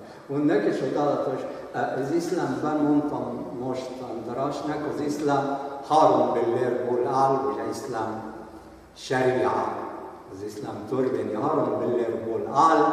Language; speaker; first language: Hungarian; non-native, fluent; Arabic